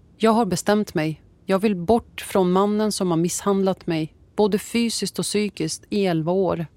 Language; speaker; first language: Swedish; early bilingual, other home language; Assyrian Neo-Aramaic